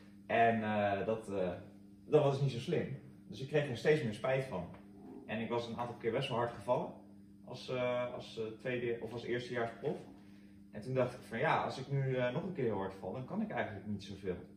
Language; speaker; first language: Dutch; native; Dutch